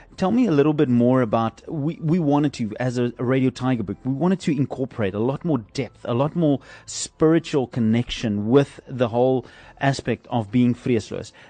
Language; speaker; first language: English; non-native, local second language; Afrikaans